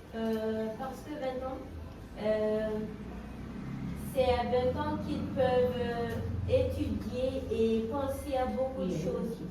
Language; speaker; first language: French; non-native, learner; Malagasy